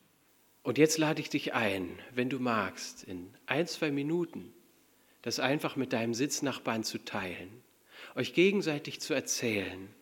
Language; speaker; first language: German; native; German